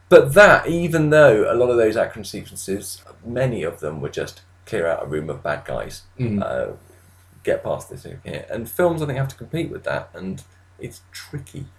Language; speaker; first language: English; native; English